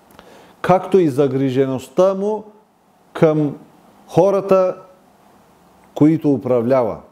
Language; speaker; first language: Bulgarian; non-native, local second language; Turkish